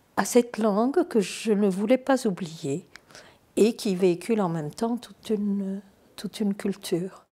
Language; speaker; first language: French; non-native, fluent; Turkish